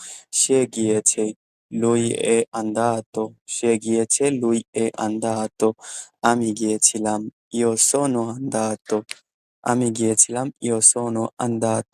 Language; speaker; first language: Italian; non-native, fluent; Bangla